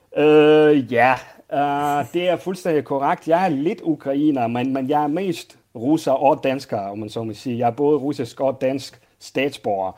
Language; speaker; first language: Danish; non-native, fluent; Russian